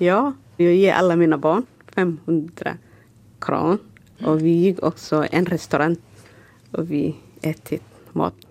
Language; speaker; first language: Swedish; non-native, learner; Somali